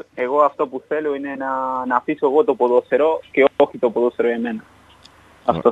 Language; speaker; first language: Greek; non-native, fluent; Spanish